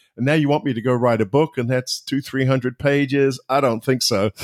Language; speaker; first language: English; native; English